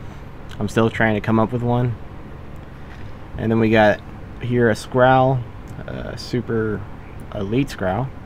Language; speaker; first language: English; native; English